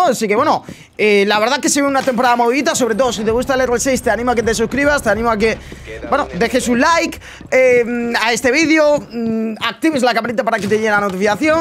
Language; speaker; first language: Spanish; native; Spanish